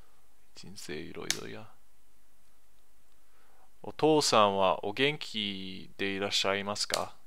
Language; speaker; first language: Japanese; non-native, learner; English